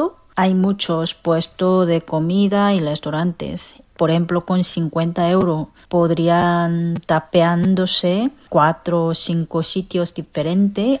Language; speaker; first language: Spanish; non-native, fluent; Korean